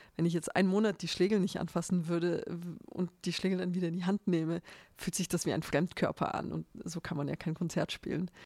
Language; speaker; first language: German; early bilingual, other home language; Bulgarian